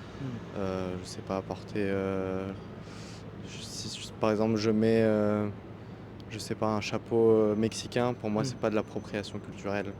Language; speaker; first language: French; non-native, fluent; Russian